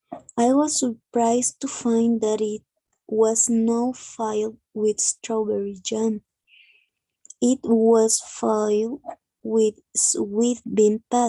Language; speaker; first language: English; non-native, learner; Spanish